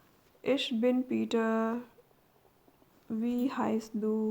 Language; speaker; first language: German; non-native, learner; Hindi